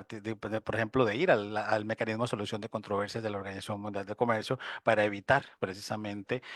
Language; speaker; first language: Spanish; native; Spanish